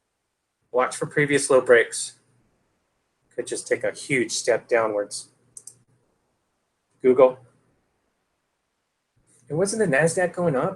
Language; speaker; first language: English; native; English